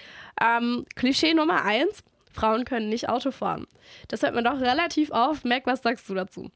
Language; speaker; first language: German; native; German